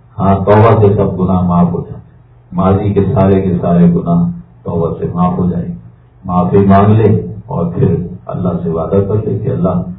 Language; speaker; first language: Urdu; native; Urdu